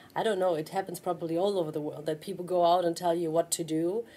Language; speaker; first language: English; non-native, fluent; German